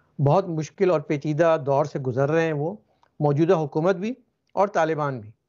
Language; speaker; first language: Urdu; native; Urdu